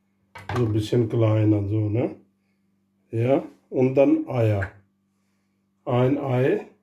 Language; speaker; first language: German; non-native, learner; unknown